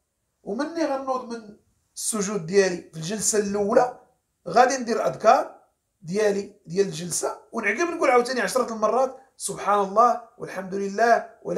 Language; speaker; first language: Arabic; native; Arabic